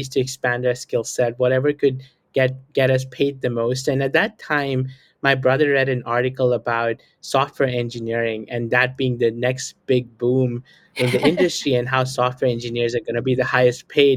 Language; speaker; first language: English; non-native, local second language; Hindi